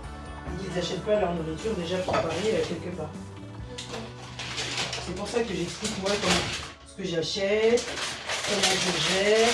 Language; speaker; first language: French; native; French